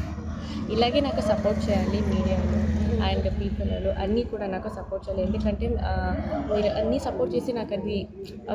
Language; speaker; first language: Telugu; non-native, learner; Kannada